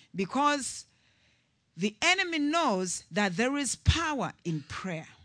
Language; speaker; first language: English; non-native, local second language; Ganda